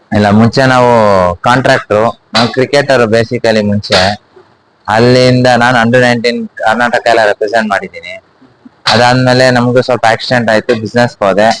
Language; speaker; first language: Kannada; native; Kannada